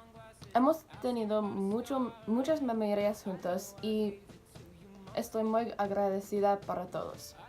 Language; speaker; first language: Spanish; non-native, learner; English